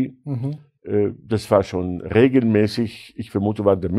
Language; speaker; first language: German; non-native, fluent; Arabic